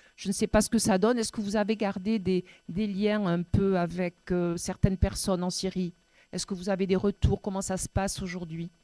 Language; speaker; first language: French; native; French